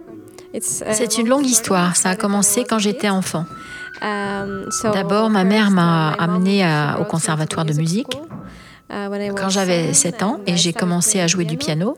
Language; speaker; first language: French; non-native, fluent; Ukrainian